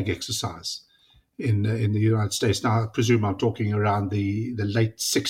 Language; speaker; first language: English; native; English